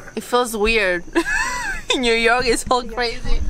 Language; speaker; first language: English; non-native, fluent; Greek